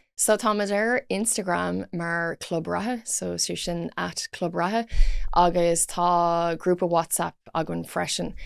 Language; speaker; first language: Irish; non-native, local second language; English